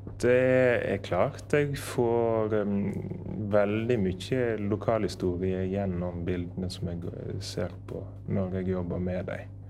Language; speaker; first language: Norwegian; native; Norwegian